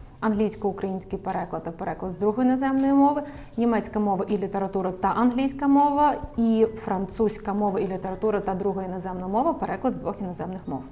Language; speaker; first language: Ukrainian; native; Ukrainian